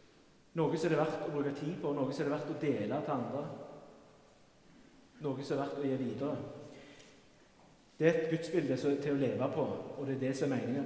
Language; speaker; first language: Norwegian; native; Norwegian